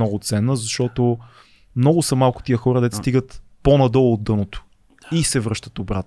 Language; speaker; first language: Bulgarian; native; Bulgarian